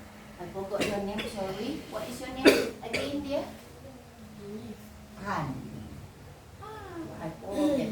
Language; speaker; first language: English; non-native, fluent; Indonesian